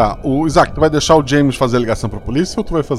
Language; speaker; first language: Portuguese; native; Portuguese